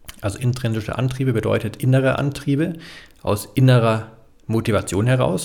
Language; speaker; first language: German; native; German